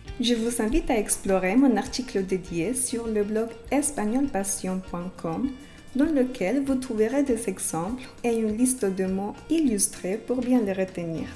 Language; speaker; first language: French; non-native, fluent; Spanish